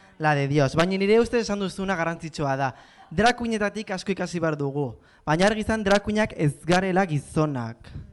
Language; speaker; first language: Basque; non-native, local second language; Spanish